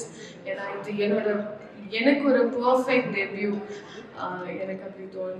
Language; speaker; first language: Tamil; non-native, fluent; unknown